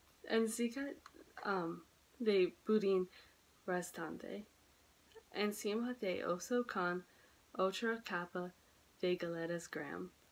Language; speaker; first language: Spanish; non-native, learner; English